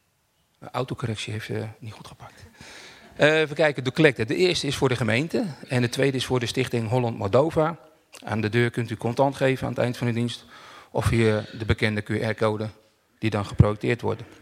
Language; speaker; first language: Dutch; native; Dutch